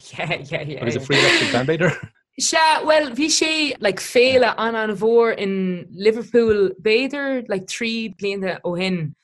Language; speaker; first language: Irish; non-native, local second language; English